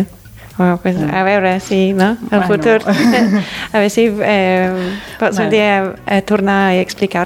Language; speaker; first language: Catalan; non-native, fluent; English